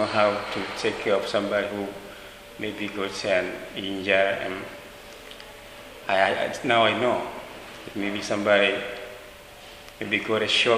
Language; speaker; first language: English; non-native, local second language; Swahili